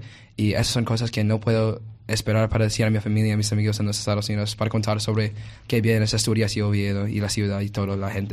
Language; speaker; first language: Spanish; non-native, learner; English